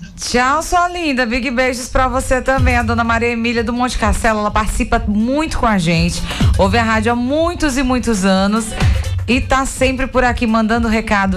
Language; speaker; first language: Portuguese; native; Portuguese